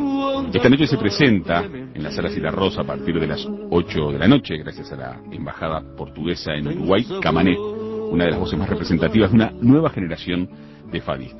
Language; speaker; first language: Spanish; native; Spanish